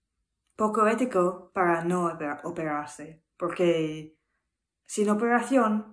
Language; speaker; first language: Spanish; non-native, learner; English